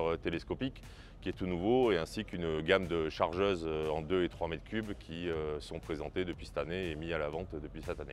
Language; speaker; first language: French; native; French